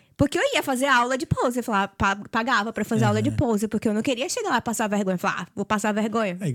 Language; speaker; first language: Portuguese; native; Portuguese